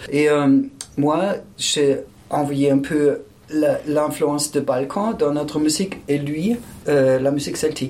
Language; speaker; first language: French; non-native, fluent; German